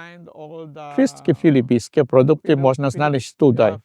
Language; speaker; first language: Polish; non-native, fluent; Filipino